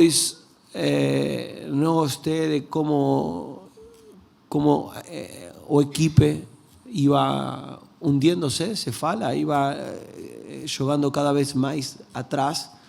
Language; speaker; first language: Portuguese; non-native, learner; Spanish